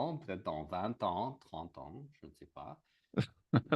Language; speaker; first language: French; native; French